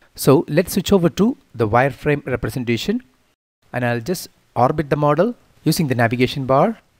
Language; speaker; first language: English; non-native, local second language; Malayalam